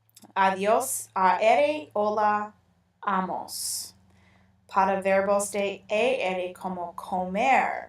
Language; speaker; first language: Spanish; non-native, fluent; English